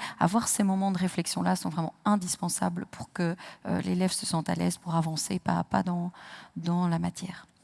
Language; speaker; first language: French; native; French